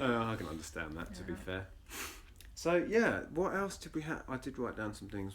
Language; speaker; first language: English; native; English